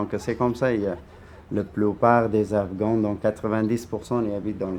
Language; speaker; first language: French; non-native, fluent; Persian